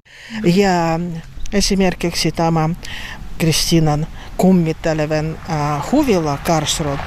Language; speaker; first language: Finnish; non-native, learner; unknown